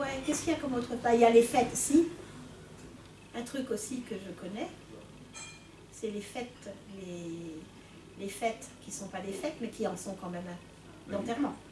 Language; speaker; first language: French; native; French